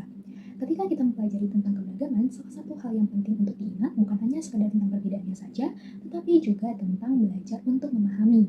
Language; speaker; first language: Indonesian; native; Indonesian